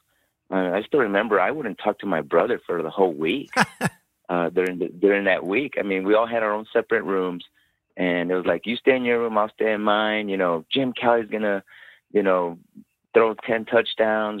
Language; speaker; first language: English; native; English